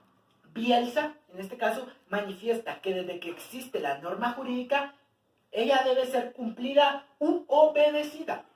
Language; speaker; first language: Spanish; native; Spanish